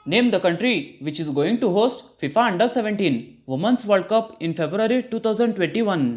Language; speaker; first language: English; non-native, local second language; Kannada